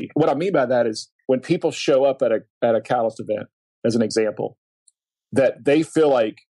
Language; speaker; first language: English; native; English